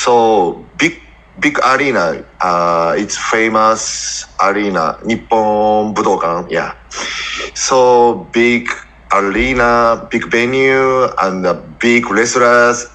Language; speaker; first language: English; non-native, learner; Japanese